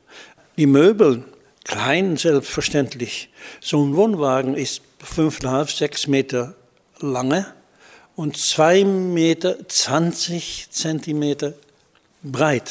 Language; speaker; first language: German; non-native, fluent; Dutch